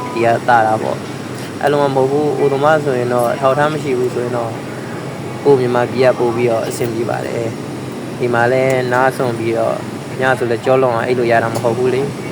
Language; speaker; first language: Burmese; native; Burmese